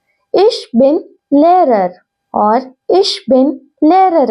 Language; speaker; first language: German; non-native, fluent; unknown